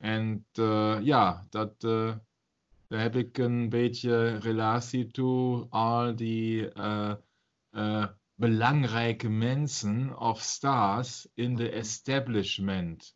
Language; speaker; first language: Dutch; non-native, learner; German